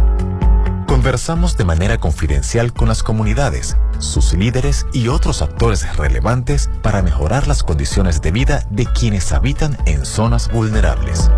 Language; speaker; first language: Spanish; native; Spanish